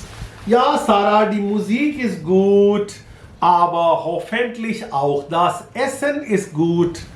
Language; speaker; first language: German; non-native, fluent; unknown